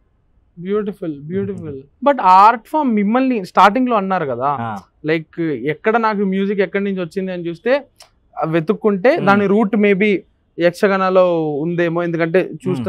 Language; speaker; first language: Telugu; native; Telugu